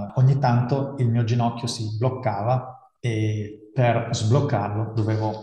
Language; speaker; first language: Italian; early bilingual, other home language; Dutch